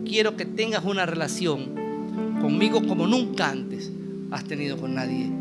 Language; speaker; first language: Spanish; native; Spanish